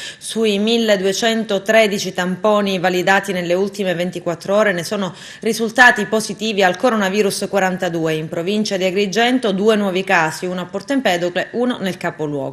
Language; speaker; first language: Italian; native; Italian